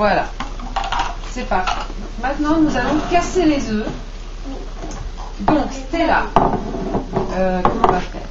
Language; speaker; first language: French; native; French